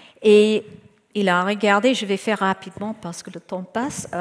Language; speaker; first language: French; non-native, fluent; English